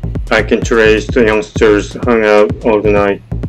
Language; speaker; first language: English; non-native, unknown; Korean